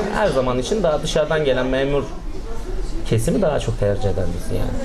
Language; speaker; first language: Turkish; native; Turkish